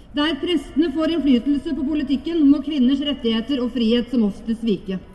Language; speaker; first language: Norwegian; native; Norwegian